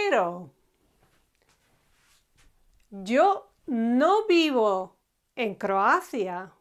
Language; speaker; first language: Spanish; non-native, fluent; Croatian